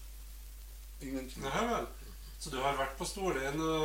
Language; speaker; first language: German; non-native, learner; Norwegian